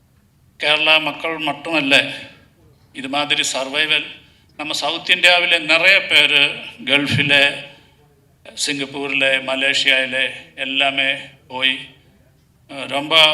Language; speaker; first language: Tamil; non-native, learner; Malayalam